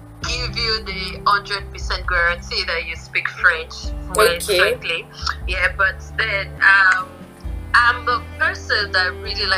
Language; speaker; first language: English; non-native, local second language; Yoruba